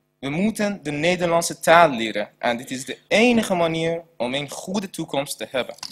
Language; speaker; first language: Dutch; non-native, learner; Persian